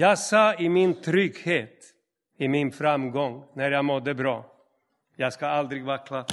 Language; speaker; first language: Swedish; non-native, fluent; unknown